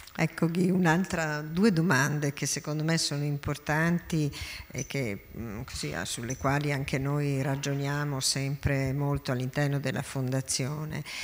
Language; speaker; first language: Italian; native; Italian